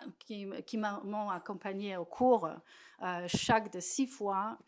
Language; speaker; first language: French; non-native, fluent; Polish